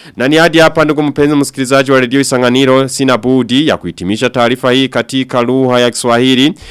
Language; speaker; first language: Swahili; non-native, local second language; Rundi